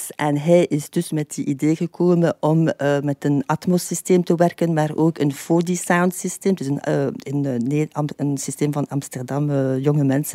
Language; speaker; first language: Dutch; non-native, fluent; French